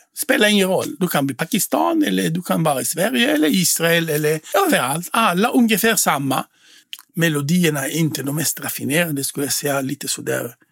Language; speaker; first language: Swedish; non-native, fluent; Hebrew